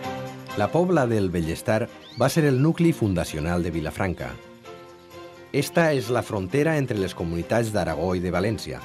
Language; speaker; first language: Catalan; native; Catalan